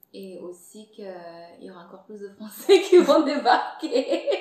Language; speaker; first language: French; non-native, fluent; Portuguese